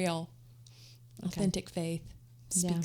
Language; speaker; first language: English; native; English